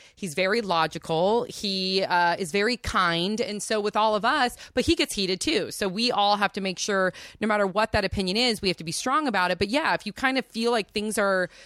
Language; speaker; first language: English; native; English